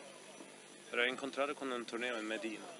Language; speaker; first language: Spanish; non-native, fluent; Swedish